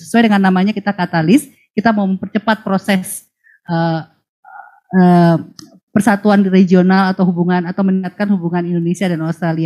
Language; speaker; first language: Indonesian; native; Indonesian